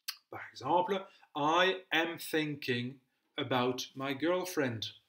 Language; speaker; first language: English; non-native, fluent; French